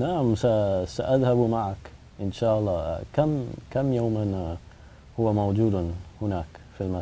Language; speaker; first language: Arabic; non-native, learner; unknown